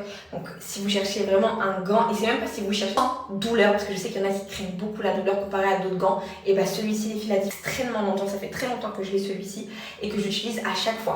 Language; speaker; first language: French; native; French